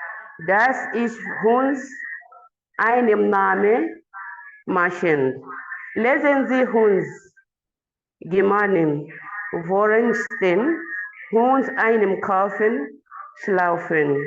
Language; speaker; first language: German; non-native, learner; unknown